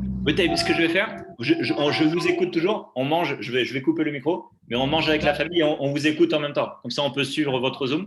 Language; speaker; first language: French; native; French